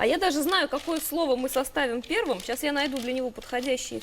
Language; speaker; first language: Russian; native; Russian